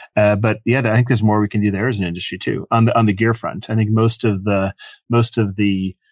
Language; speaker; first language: English; native; English